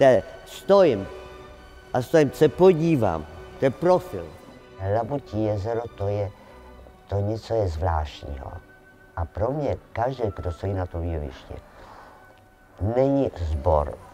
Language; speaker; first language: Czech; non-native, fluent; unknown